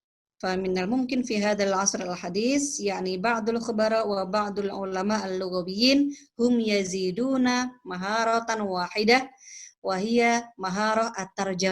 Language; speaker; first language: Arabic; non-native, fluent; Indonesian